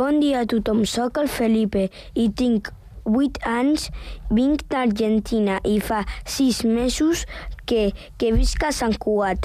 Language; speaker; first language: Catalan; early bilingual, other home language; Spanish